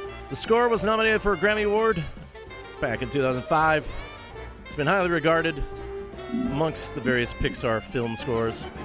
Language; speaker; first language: English; native; English